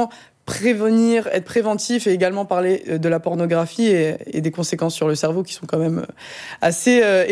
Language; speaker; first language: French; native; French